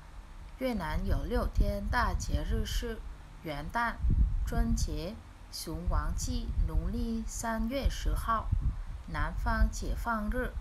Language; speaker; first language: Chinese; non-native, learner; Vietnamese